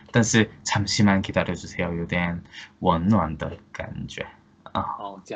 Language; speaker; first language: Chinese; non-native, fluent; Korean